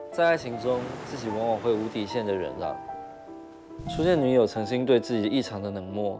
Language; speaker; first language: Chinese; native; Chinese